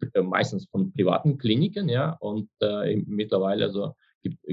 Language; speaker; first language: German; non-native, fluent; Ukrainian